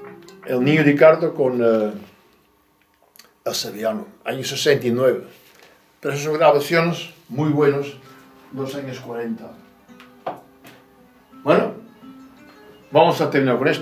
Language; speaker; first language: Spanish; non-native, fluent; English